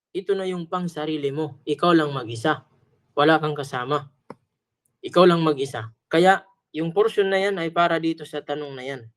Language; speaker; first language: Filipino; native; Filipino